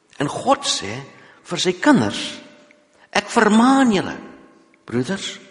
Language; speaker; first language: Afrikaans; non-native, local second language; English